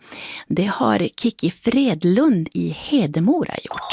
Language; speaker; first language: Swedish; native; Swedish